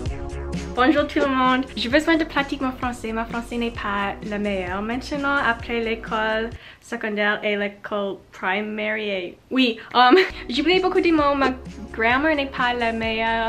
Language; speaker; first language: French; non-native, local second language; English